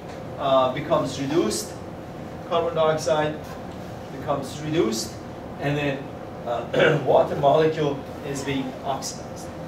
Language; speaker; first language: English; non-native, fluent; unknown